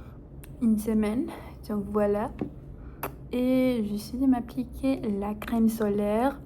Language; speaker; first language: French; non-native, fluent; Spanish